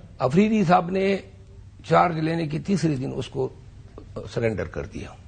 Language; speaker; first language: Urdu; non-native, local second language; Pashto